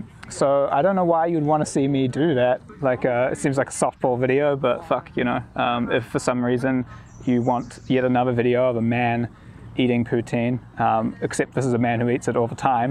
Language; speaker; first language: English; native; English